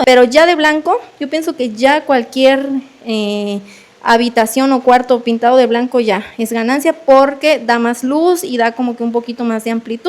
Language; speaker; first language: Spanish; native; Spanish